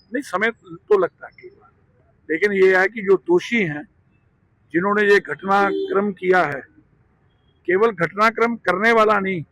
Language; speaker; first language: Hindi; non-native, local second language; Punjabi